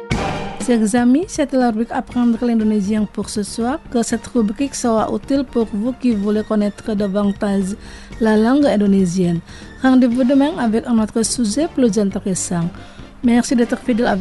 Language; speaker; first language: French; non-native, learner; Indonesian